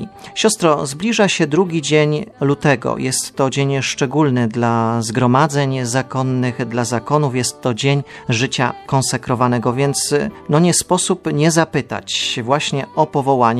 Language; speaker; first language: Polish; native; Polish